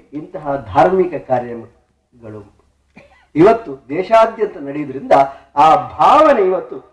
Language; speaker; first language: Kannada; non-native, local second language; Tulu